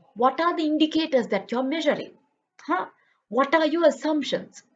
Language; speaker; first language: English; non-native, local second language; Sinhala